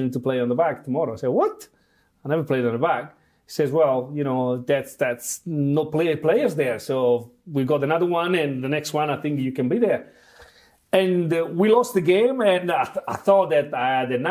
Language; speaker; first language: English; non-native, fluent; Italian